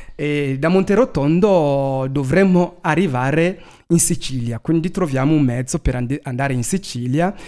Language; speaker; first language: Italian; non-native, fluent; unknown